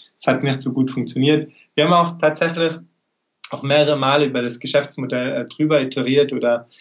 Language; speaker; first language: German; native; German